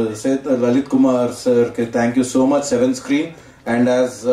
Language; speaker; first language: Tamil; non-native, learner; Telugu